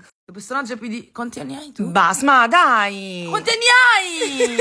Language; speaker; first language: Italian; early bilingual, other home language; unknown